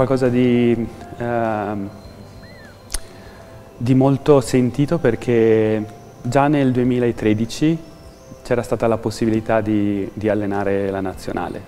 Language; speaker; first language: Italian; native; Italian